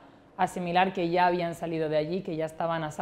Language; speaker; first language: Spanish; native; Spanish